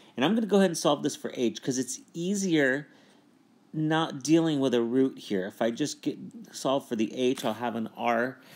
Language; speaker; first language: English; native; English